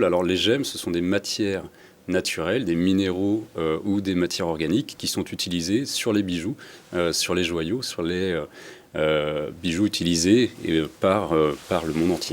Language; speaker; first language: French; native; French